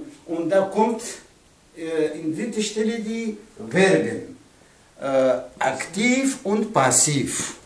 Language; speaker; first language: German; non-native, learner; Pashto